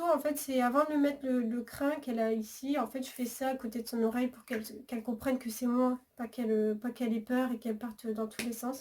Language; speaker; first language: French; native; French